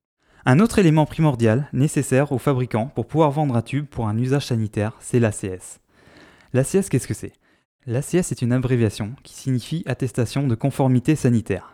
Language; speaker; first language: French; native; French